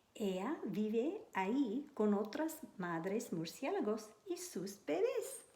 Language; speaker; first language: Spanish; non-native, learner; English